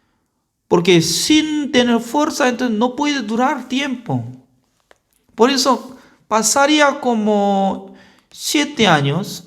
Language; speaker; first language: Spanish; non-native, learner; Korean